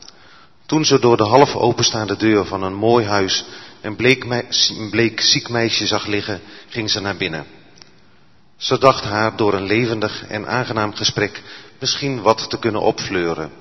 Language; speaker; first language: Dutch; native; Dutch